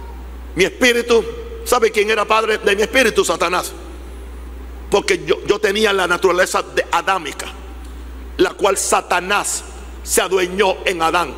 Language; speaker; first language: Spanish; native; Spanish